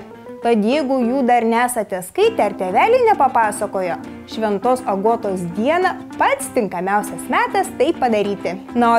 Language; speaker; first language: Lithuanian; native; Lithuanian